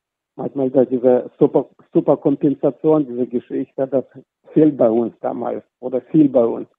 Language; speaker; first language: German; non-native, fluent; Russian